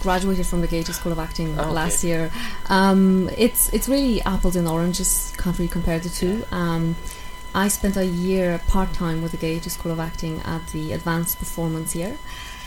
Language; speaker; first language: English; non-native, fluent; Polish